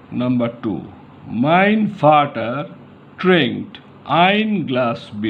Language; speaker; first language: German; non-native, fluent; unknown